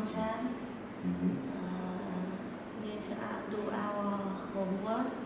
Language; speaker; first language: English; non-native, learner; Vietnamese